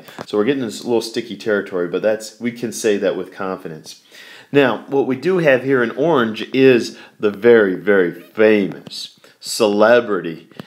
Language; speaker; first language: English; native; English